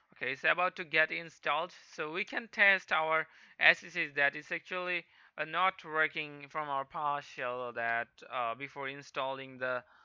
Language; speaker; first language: English; non-native, local second language; Hindi